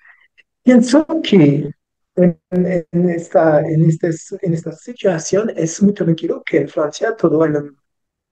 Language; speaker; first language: Spanish; non-native, learner; French